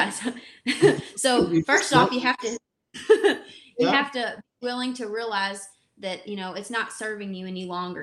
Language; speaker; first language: English; native; English